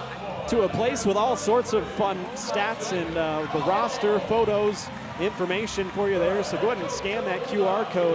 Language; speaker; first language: English; native; English